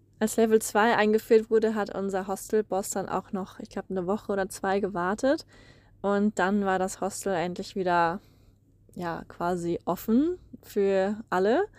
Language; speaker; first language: German; native; German